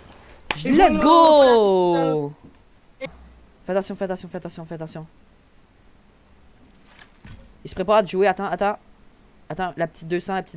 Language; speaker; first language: French; native; French